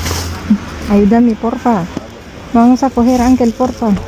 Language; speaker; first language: Spanish; non-native, learner; Filipino